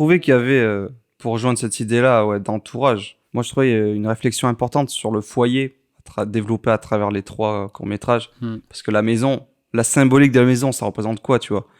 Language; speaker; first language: French; native; French